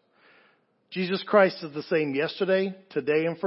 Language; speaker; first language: English; native; English